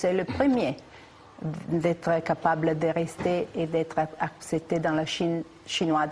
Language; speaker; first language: French; non-native, fluent; Italian